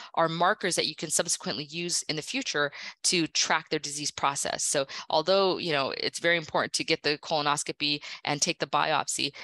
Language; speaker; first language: English; native; English